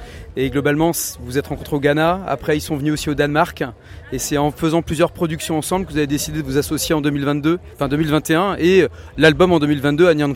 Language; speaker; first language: French; native; French